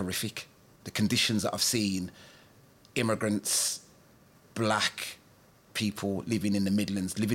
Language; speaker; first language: English; native; English